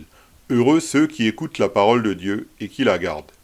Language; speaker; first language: French; native; French